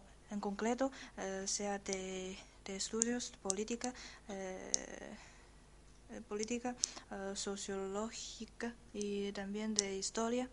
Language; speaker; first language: Spanish; non-native, learner; Chinese